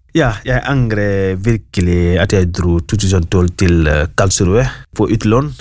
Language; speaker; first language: Norwegian; non-native, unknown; Wolof